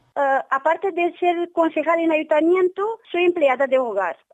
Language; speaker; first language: Spanish; non-native, learner; Romanian